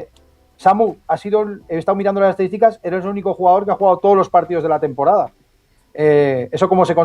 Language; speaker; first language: Spanish; native; Spanish